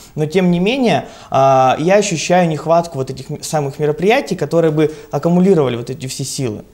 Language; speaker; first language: Russian; native; Russian